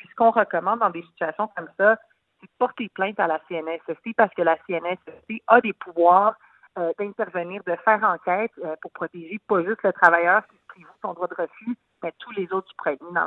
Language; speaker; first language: French; native; French